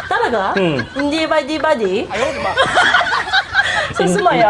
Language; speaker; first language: Filipino; non-native, learner; Japanese